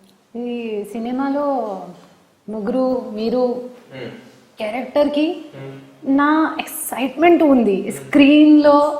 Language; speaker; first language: Telugu; non-native, learner; Hindi